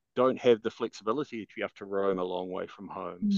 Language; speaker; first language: English; native; English